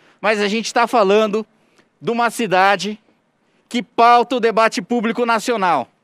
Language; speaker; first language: Portuguese; native; Portuguese